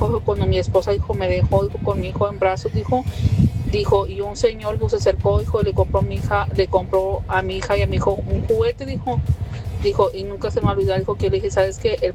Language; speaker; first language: Spanish; early bilingual, heritage; Spanish